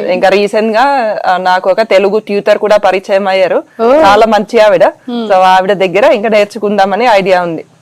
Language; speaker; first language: Telugu; non-native, fluent; Finnish